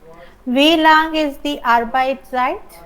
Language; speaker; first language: German; non-native, learner; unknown